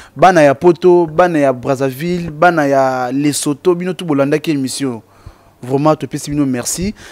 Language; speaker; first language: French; non-native, local second language; Lingala